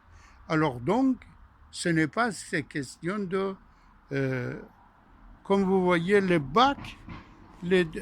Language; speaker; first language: French; non-native, fluent; Persian